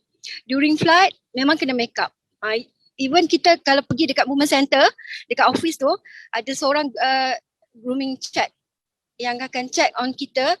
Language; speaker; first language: Malay; native; Malay